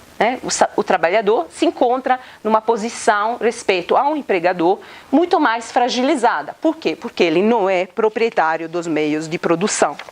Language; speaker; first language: Portuguese; non-native, fluent; Italian